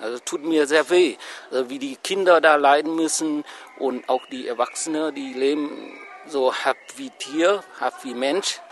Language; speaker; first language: German; non-native, fluent; Vietnamese